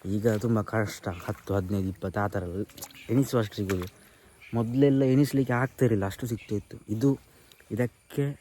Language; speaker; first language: Kannada; non-native, local second language; Tulu